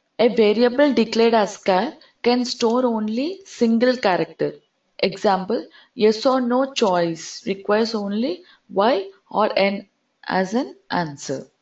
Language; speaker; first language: English; non-native, local second language; Telugu